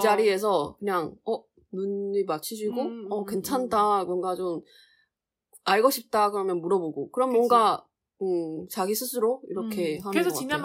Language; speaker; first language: Korean; non-native, learner; Chinese